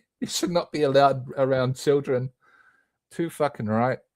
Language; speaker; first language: English; native; English